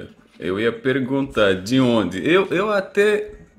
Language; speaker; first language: Portuguese; non-native, fluent; Arabic